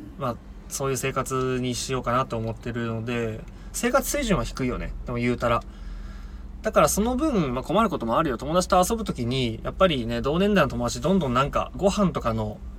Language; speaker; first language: Japanese; native; Japanese